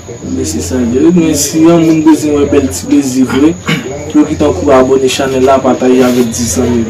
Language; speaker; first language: French; non-native, learner; Haitian Creole